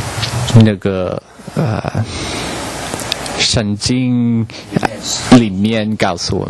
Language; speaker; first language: Chinese; non-native, learner; English